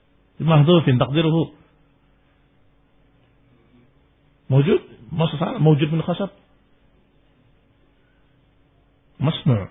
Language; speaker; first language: Arabic; non-native, fluent; Indonesian